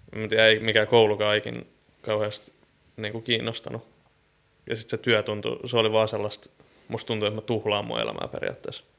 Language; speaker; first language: Finnish; native; Finnish